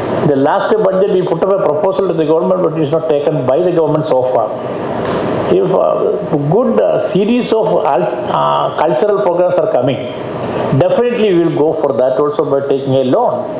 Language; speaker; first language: English; non-native, local second language; Malayalam